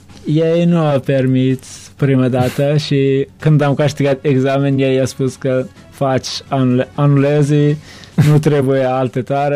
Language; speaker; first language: Romanian; non-native, learner; Turkmen